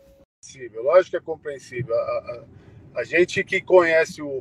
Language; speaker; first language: Portuguese; native; Portuguese